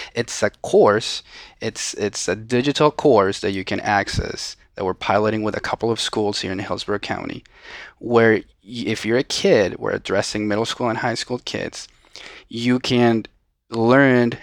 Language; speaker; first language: English; non-native, fluent; Spanish